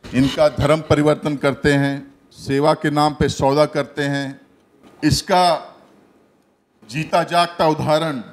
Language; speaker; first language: Hindi; native; Hindi